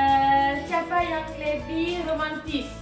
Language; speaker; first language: Indonesian; non-native, learner; French